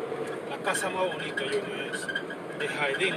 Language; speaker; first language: Spanish; native; Spanish